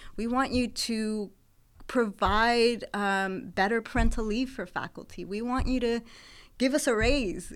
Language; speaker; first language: English; native; English